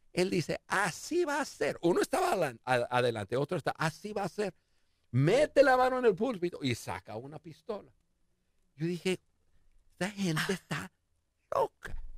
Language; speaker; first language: Spanish; non-native, fluent; English